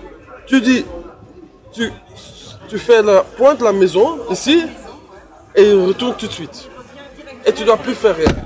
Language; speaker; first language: French; non-native, learner; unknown